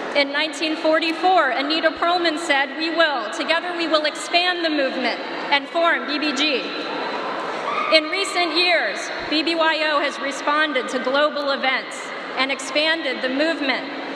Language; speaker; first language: English; native; English